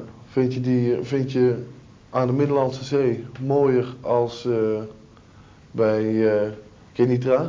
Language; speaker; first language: Dutch; native; Dutch